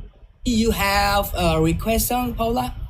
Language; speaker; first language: English; non-native, learner; Indonesian